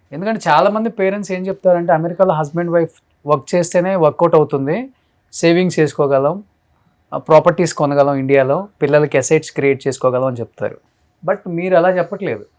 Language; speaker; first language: Telugu; native; Telugu